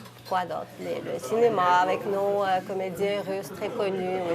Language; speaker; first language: French; non-native, fluent; Russian